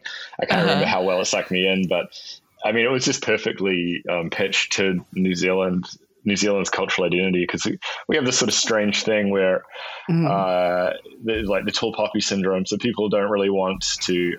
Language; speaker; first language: English; native; English